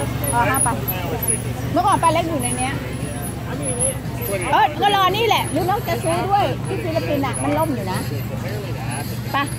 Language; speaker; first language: Thai; native; Thai